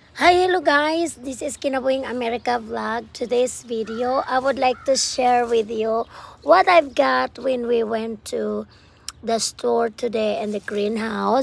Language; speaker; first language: English; non-native, local second language; Cebuano